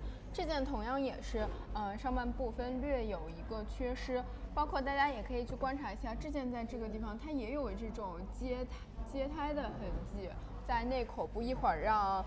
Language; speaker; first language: Chinese; native; Chinese